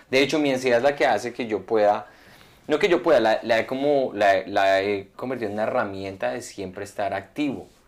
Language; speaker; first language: Spanish; native; Spanish